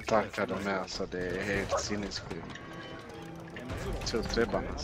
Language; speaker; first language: Swedish; early bilingual, other home language; Turkish